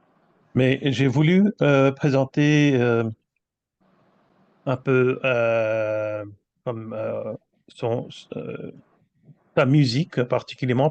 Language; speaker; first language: French; non-native, fluent; Bangla